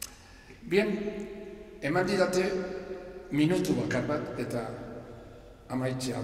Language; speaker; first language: Basque; non-native, local second language; Spanish